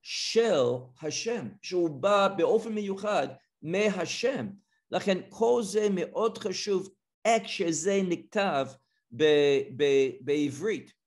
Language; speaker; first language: Hebrew; non-native, fluent; English